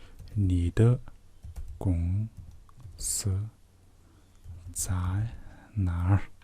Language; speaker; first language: Chinese; non-native, learner; Mongolian